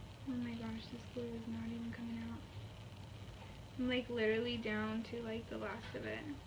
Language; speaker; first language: English; early bilingual, other home language; Spanish